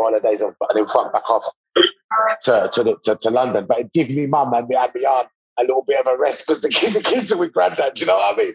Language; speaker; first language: English; native; English